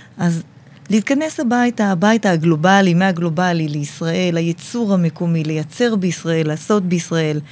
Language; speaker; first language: Hebrew; native; Hebrew